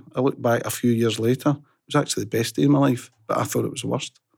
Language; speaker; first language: English; native; English